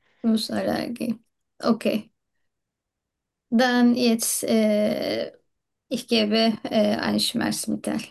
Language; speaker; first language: German; non-native, learner; Turkish